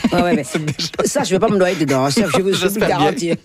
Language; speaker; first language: French; non-native, local second language; Fon